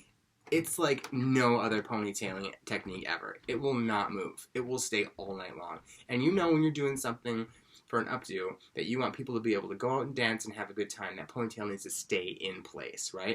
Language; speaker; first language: English; native; English